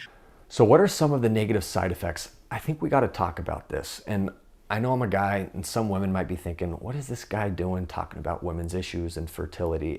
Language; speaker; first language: English; native; English